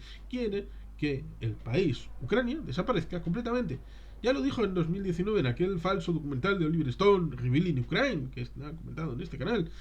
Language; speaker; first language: Spanish; native; Spanish